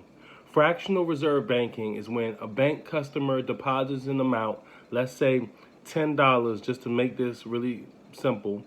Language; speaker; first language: English; native; English